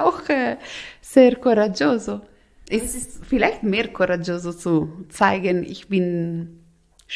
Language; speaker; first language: German; non-native, local second language; Italian